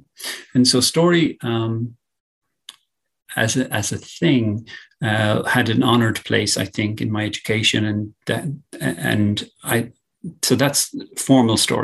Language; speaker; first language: English; native; English